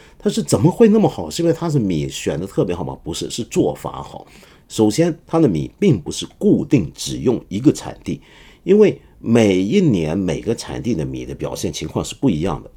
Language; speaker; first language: Chinese; non-native, local second language; Cantonese